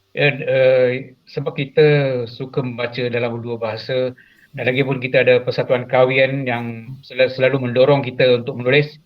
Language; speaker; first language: Malay; non-native, local second language; Tamil